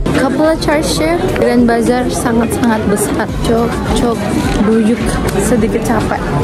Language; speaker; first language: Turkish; non-native, learner; Indonesian